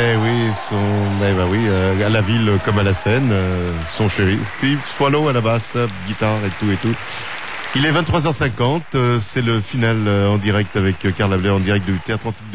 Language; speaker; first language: French; native; French